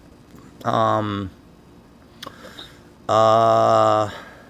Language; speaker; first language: English; native; English